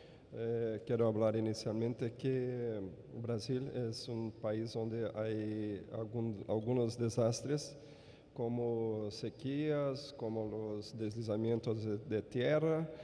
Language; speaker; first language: Spanish; non-native, fluent; Portuguese